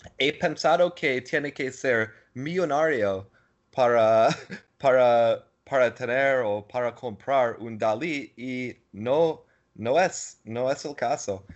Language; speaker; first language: Spanish; non-native, learner; English